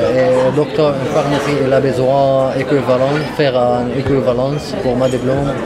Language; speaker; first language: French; non-native, learner; Arabic